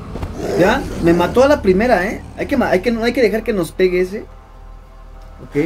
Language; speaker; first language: Spanish; native; Spanish